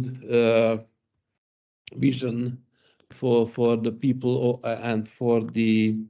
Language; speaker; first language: English; non-native, learner; Hungarian